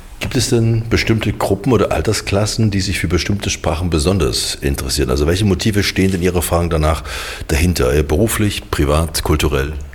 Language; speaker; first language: German; native; German